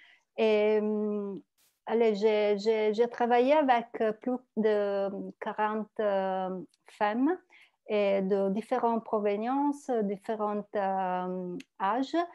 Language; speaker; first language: French; non-native, learner; Italian